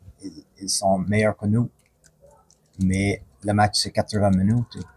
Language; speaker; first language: French; non-native, fluent; English